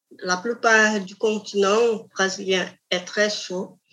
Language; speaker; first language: French; non-native, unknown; Portuguese